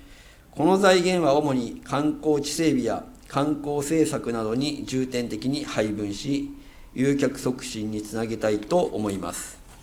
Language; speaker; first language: Japanese; native; Japanese